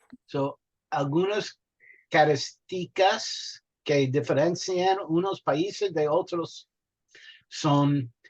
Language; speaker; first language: Spanish; non-native, learner; English